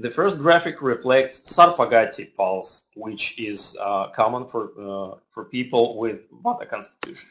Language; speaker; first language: English; non-native, fluent; Russian